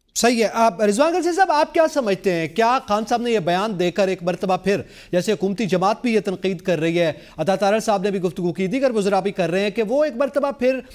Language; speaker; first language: Urdu; native; Urdu